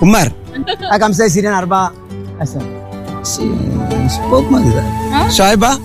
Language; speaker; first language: Arabic; non-native, learner; Tamil